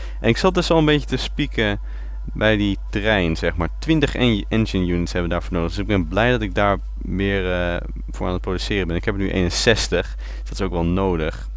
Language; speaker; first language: Dutch; native; Dutch